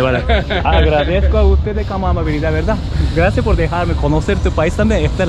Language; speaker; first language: Spanish; non-native, learner; Japanese